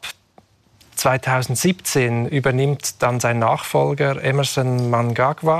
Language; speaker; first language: German; native; German